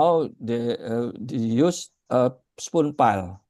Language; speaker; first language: English; non-native, learner; Indonesian